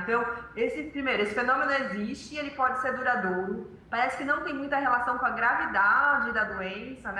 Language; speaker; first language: Portuguese; native; Portuguese